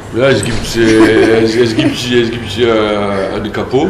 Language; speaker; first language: German; non-native, learner; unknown